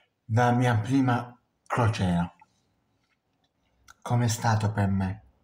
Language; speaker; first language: Italian; non-native, fluent; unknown